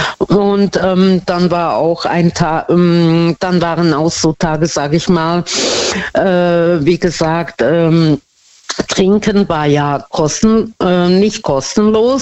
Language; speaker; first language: German; non-native, fluent; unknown